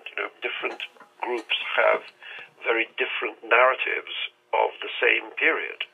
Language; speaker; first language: English; non-native, local second language; Urdu